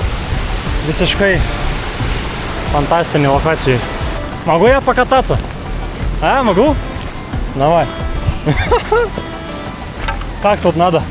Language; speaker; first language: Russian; non-native, learner; Lithuanian